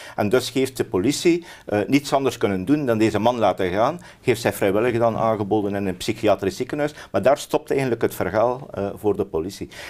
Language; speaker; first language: Dutch; native; Dutch